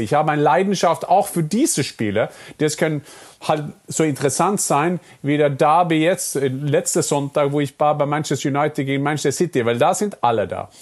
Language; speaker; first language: German; non-native, fluent; Norwegian